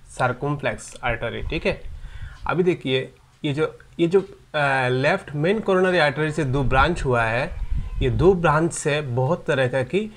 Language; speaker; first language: Hindi; non-native, local second language; Bangla